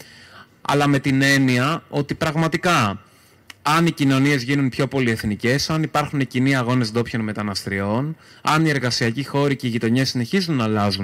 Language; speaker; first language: Greek; native; Greek